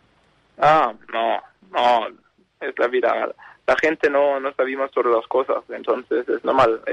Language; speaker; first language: Spanish; non-native, learner; Danish